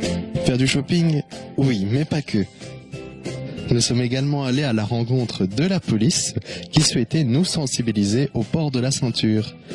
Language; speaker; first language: French; native; French